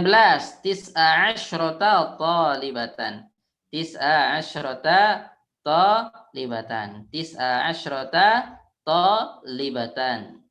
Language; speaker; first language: Arabic; non-native, fluent; Indonesian